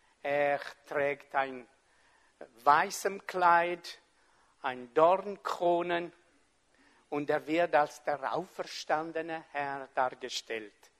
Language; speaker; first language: German; non-native, fluent; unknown